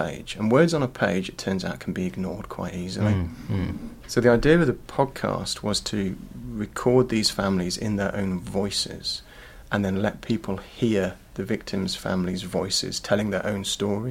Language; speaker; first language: English; native; English